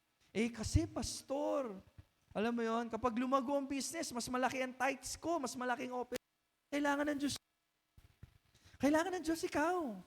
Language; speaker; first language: Filipino; native; Filipino